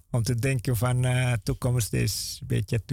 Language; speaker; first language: Dutch; non-native, learner; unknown